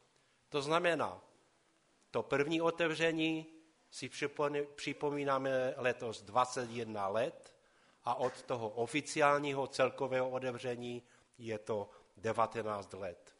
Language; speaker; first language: Czech; non-native, local second language; Polish